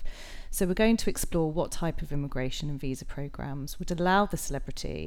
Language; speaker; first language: English; native; English